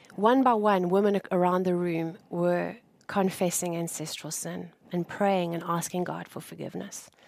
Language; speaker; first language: English; native; English